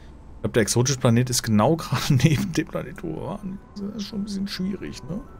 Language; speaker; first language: German; native; German